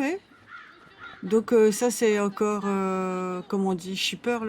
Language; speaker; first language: French; native; French